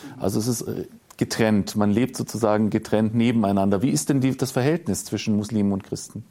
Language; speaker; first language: German; native; German